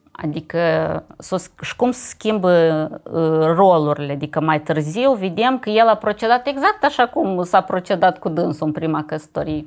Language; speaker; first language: Romanian; native; Romanian